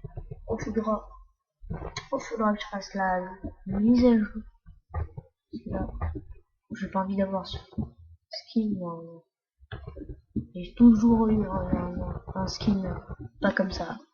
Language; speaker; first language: French; native; French